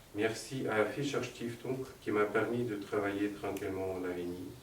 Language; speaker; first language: French; non-native, fluent; Russian